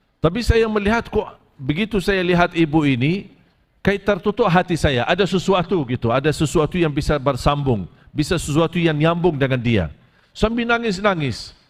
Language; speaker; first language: Malay; non-native, fluent; Arabic